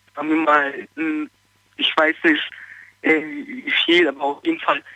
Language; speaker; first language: German; early bilingual, other home language; Turkish